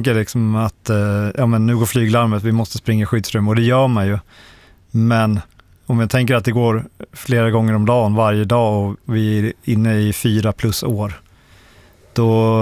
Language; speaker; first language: Swedish; native; Swedish